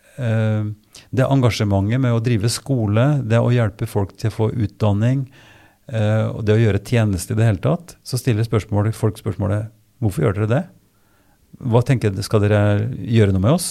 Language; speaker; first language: Norwegian; native; Norwegian